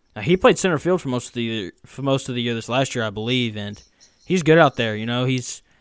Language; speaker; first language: English; native; English